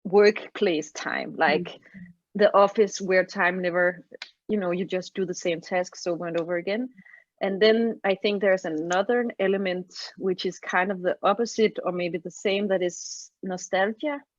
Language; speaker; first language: English; non-native, fluent; Danish